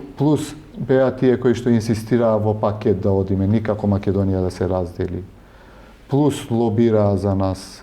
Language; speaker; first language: Macedonian; non-native, local second language; Albanian